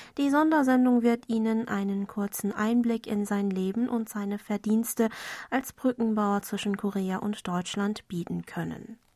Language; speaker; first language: German; non-native, fluent; Korean